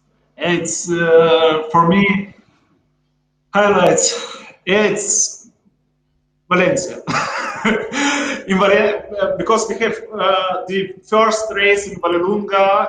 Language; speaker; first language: English; non-native, learner; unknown